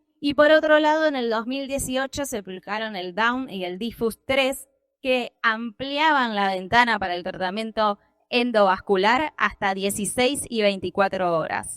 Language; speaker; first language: Spanish; native; Spanish